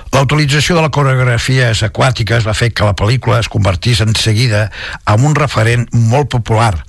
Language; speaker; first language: Catalan; non-native, local second language; Spanish